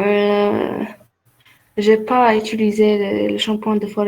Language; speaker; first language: French; non-native, learner; Arabic